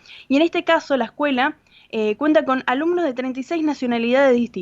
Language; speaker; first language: Spanish; native; Spanish